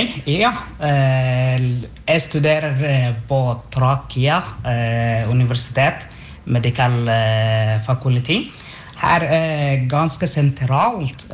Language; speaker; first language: Norwegian; non-native, fluent; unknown